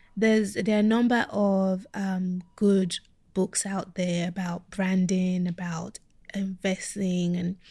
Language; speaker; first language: English; non-native, local second language; Yoruba